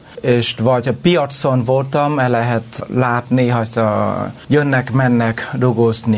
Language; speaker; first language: Hungarian; non-native, learner; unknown